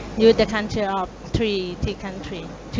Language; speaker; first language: English; non-native, learner; Thai